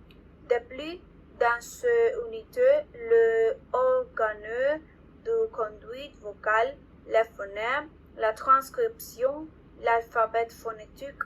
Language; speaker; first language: French; non-native, learner; Spanish